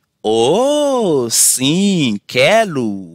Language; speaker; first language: Portuguese; non-native, learner; Haitian Creole